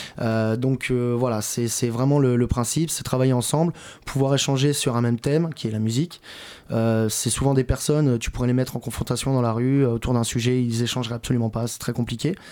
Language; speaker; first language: French; native; French